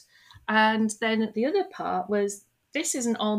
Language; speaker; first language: English; native; English